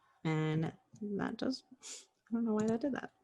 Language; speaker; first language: English; native; English